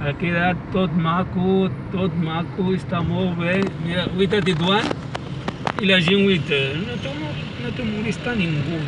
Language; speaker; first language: Catalan; non-native, learner; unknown